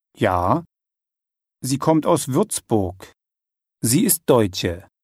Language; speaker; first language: German; native; German